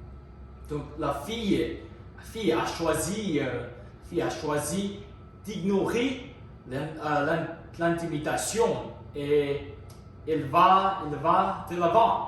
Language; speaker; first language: French; non-native, learner; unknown